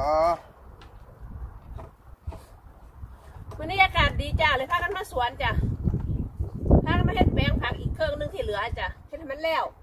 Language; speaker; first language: Thai; non-native, local second language; Lao